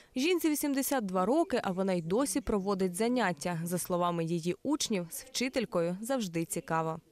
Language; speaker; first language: Ukrainian; native; Ukrainian